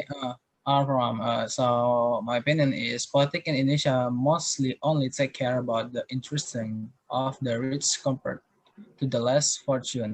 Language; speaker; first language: English; non-native, learner; Indonesian